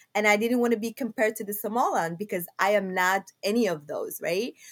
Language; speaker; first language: English; non-native, fluent; Somali